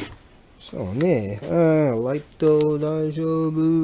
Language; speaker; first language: Japanese; non-native, learner; English